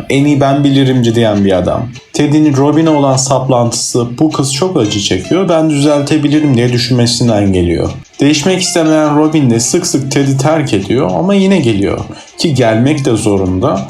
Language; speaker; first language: Turkish; native; Turkish